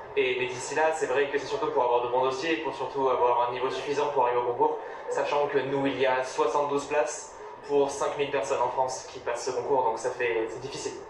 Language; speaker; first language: French; native; French